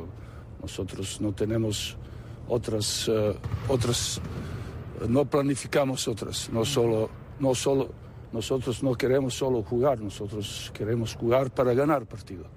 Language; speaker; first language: Spanish; non-native, fluent; Serbian